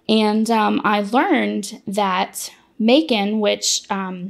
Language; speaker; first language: English; native; English